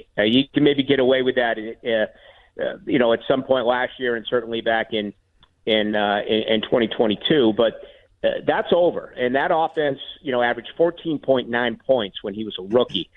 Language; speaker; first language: English; native; English